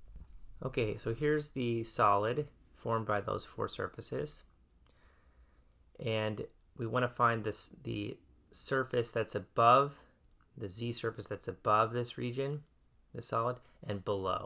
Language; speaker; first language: English; native; English